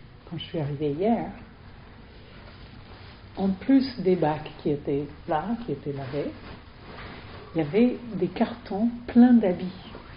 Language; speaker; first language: French; non-native, fluent; English